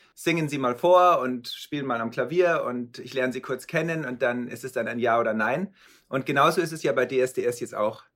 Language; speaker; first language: German; native; German